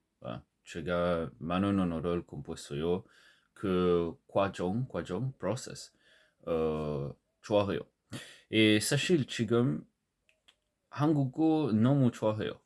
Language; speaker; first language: Korean; non-native, learner; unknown